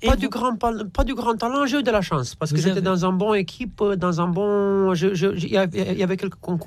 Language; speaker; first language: French; non-native, fluent; Romanian